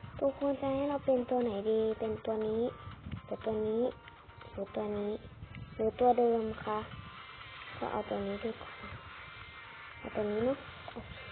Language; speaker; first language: Thai; native; Thai